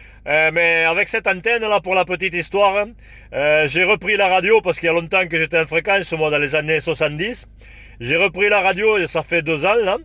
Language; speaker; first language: French; native; French